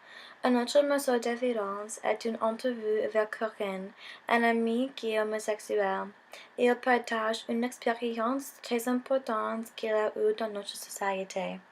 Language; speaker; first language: French; non-native, learner; English